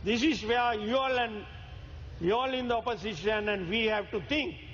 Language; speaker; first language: English; non-native, local second language; Sinhala